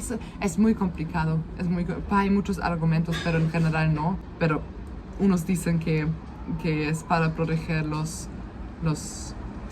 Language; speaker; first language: Spanish; non-native, fluent; German